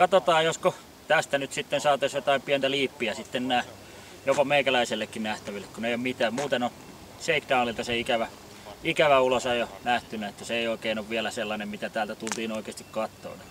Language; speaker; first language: Finnish; native; Finnish